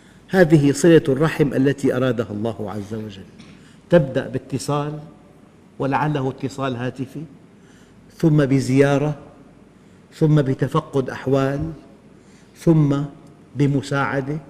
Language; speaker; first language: Arabic; native; Arabic